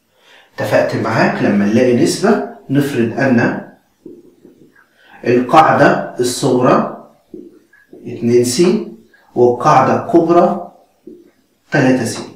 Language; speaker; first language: Arabic; native; Arabic